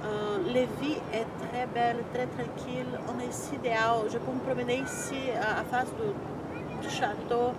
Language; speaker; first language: French; non-native, fluent; Portuguese